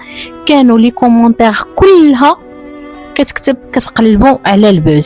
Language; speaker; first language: Arabic; native; Arabic